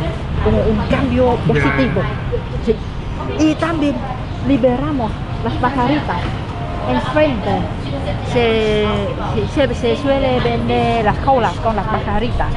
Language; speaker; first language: Spanish; non-native, learner; Vietnamese